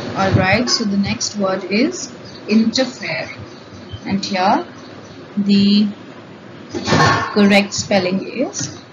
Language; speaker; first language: English; non-native, local second language; Hindi